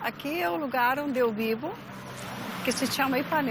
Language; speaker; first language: Portuguese; early bilingual, other home language; Galician